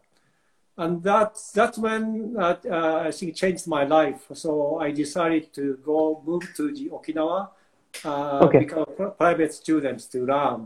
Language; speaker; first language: English; non-native, fluent; Japanese